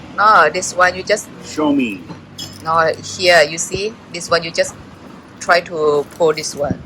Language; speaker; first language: English; non-native, learner; Thai